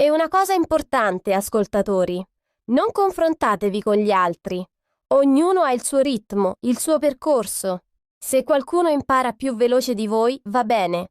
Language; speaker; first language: Italian; non-native, fluent; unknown